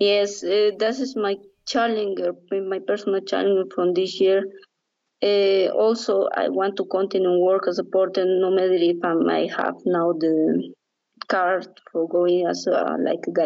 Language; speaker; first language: English; non-native, learner; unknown